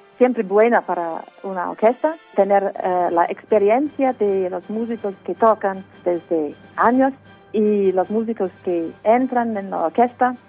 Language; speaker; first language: Spanish; non-native, fluent; English